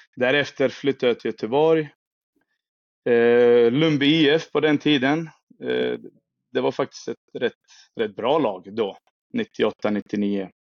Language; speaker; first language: Swedish; early bilingual, other home language; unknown